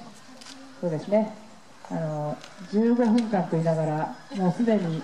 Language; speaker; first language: Japanese; native; Japanese